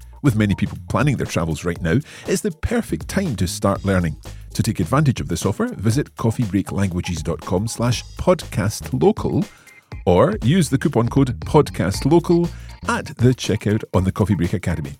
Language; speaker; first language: English; native; English